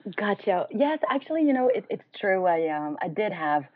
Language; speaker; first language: English; non-native, fluent; French